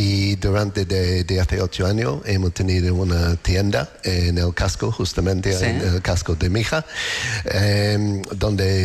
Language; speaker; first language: Spanish; non-native, learner; English